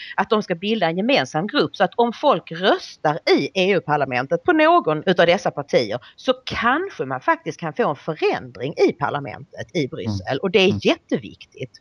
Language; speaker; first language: Swedish; native; Swedish